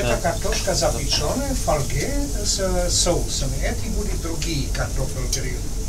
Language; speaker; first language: Russian; non-native, fluent; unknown